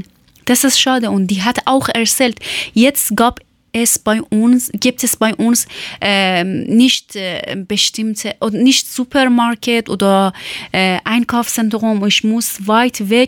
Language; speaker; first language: German; non-native, learner; Persian